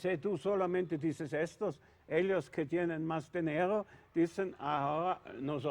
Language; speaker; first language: Spanish; non-native, learner; Italian